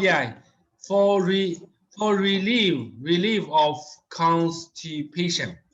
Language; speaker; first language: English; non-native, learner; Chinese